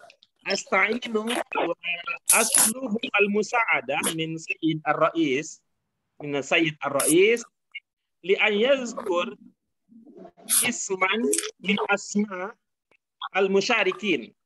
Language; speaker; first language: Arabic; non-native, fluent; Indonesian